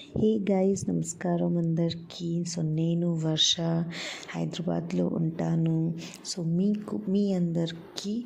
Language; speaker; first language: Telugu; non-native, local second language; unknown